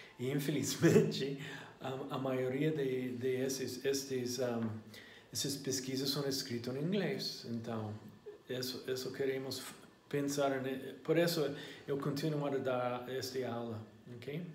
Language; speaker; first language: Portuguese; non-native, learner; English